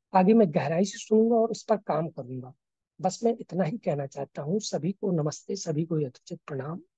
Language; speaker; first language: Hindi; native; Hindi